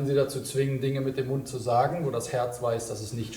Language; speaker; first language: German; native; German